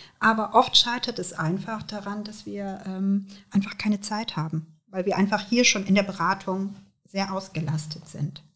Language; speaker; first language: German; early bilingual, other home language; Serbian